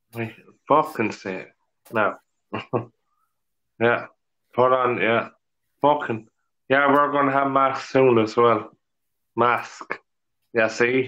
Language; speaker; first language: English; native; English